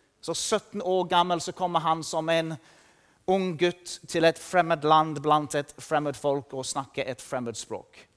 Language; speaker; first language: Norwegian; non-native, fluent; English